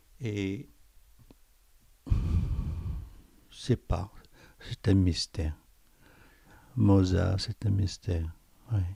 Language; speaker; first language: French; non-native, fluent; Korean